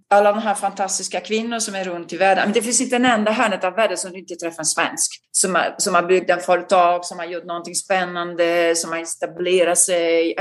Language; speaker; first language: Swedish; non-native, fluent; Italian